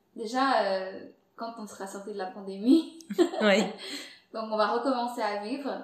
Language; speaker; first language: French; non-native, fluent; Portuguese